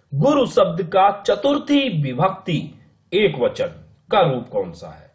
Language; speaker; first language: Hindi; native; Hindi